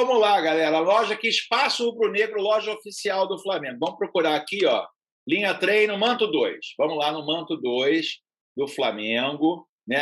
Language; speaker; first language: Portuguese; native; Portuguese